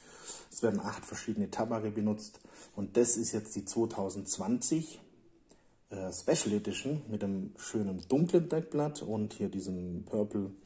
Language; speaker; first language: German; native; German